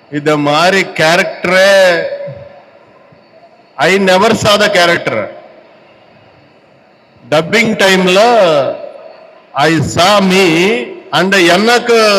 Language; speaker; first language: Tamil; non-native, learner; Telugu